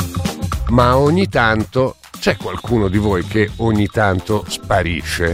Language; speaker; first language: Italian; native; Italian